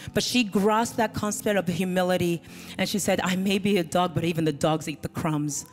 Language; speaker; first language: English; native; English